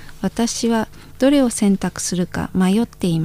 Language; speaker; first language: Japanese; non-native, fluent; Indonesian